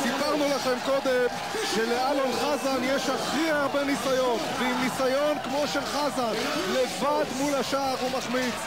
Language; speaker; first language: Hebrew; native; Hebrew